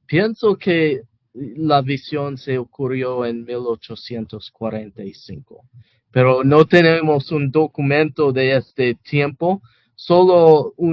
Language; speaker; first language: Spanish; non-native, fluent; English